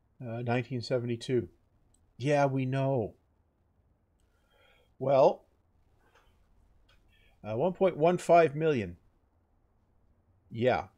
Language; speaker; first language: English; native; English